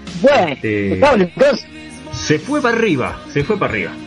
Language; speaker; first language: Spanish; native; Spanish